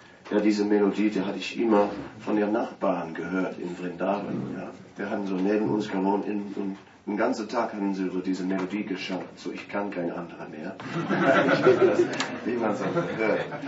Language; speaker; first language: German; non-native, fluent; Dutch